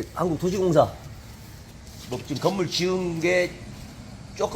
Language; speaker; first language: Korean; native; Korean